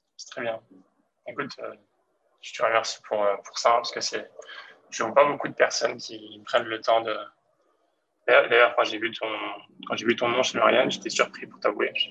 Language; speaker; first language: French; native; French